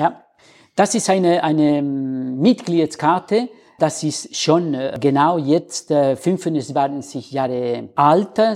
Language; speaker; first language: German; non-native, fluent; Spanish